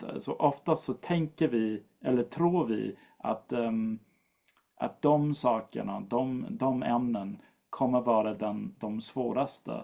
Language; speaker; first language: Swedish; non-native, fluent; English